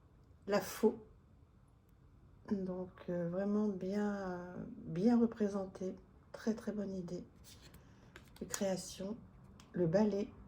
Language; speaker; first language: French; native; French